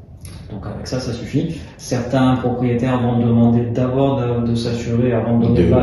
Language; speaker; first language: French; native; French